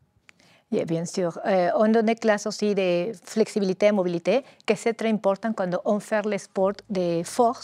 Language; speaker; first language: French; non-native, learner; Spanish